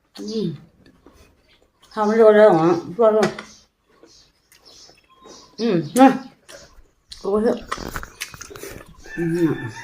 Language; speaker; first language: Korean; non-native, learner; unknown